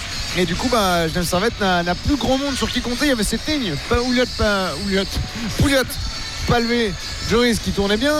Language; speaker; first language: French; native; French